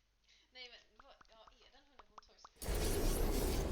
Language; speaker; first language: Swedish; native; Swedish